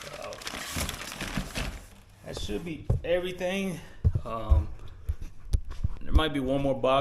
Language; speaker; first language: English; native; English